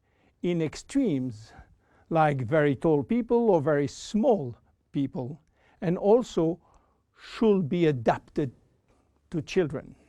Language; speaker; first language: English; non-native, fluent; French